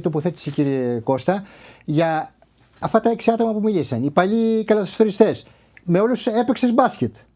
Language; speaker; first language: Greek; native; Greek